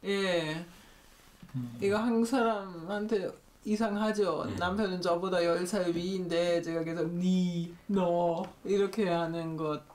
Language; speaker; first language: Korean; non-native, fluent; German